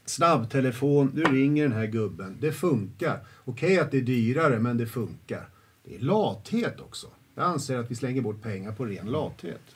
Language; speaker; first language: Swedish; native; Swedish